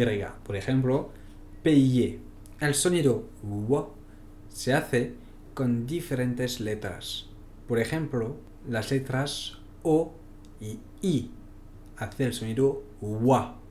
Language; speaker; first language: Spanish; non-native, fluent; French